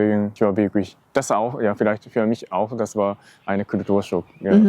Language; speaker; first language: German; non-native, learner; Japanese